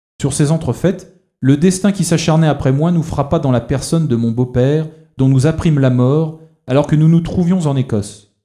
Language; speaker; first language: French; native; French